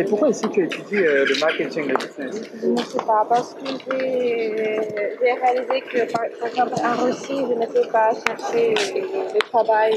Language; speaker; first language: French; non-native, learner; Russian